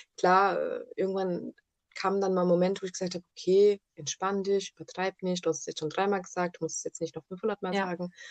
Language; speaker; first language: German; early bilingual, other home language; Italian